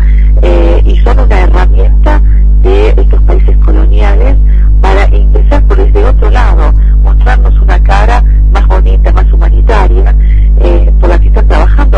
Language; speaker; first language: Spanish; early bilingual, other home language; Arabic